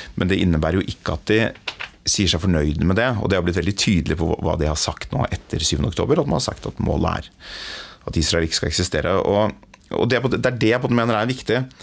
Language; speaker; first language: Norwegian; native; Norwegian